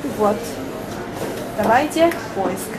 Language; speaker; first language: Russian; non-native, learner; Chinese